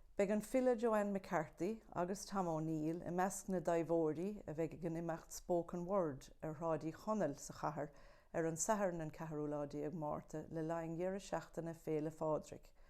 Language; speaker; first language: Irish; native; Irish